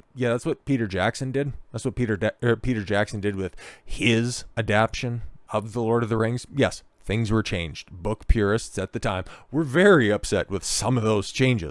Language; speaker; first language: English; native; English